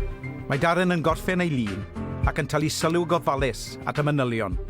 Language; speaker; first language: Welsh; native; Welsh